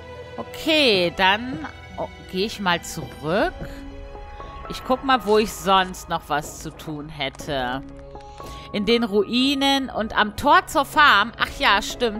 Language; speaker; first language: German; native; German